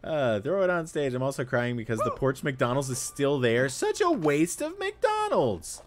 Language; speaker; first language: English; native; English